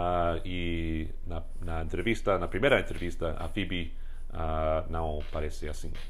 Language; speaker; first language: Portuguese; non-native, fluent; English